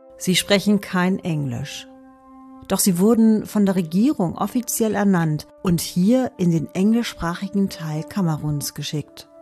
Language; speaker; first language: German; native; German